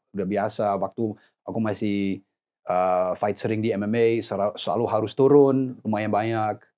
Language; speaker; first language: Indonesian; non-native, fluent; English